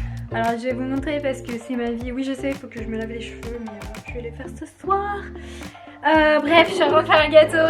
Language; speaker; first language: French; native; French